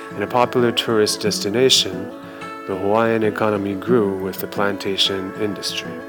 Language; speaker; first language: English; non-native, fluent; Japanese